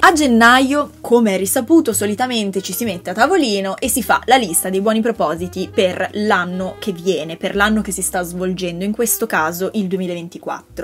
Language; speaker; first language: Italian; native; Italian